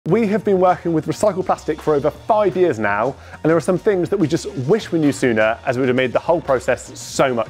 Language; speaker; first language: English; native; English